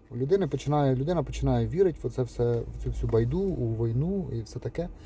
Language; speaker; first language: Ukrainian; non-native, local second language; Russian